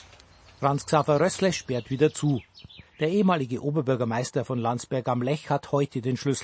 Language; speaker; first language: German; native; German